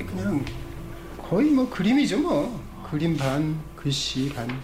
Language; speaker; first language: Korean; native; Korean